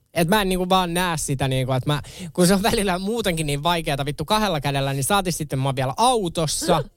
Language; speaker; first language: Finnish; native; Finnish